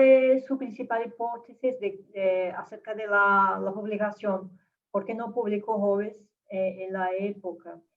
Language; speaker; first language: Spanish; non-native, fluent; Portuguese